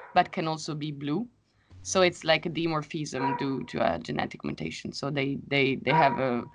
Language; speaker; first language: English; non-native, fluent; Italian